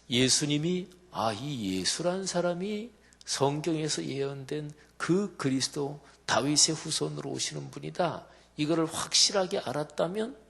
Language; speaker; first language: Korean; native; Korean